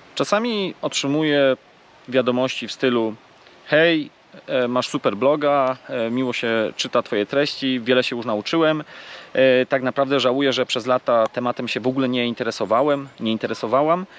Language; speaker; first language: Polish; native; Polish